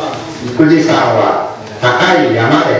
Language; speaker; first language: Japanese; non-native, learner; Indonesian